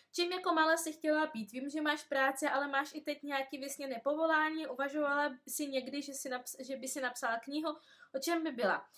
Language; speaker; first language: Czech; non-native, fluent; Russian